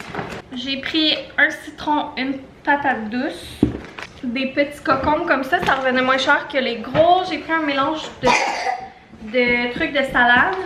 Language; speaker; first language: French; native; French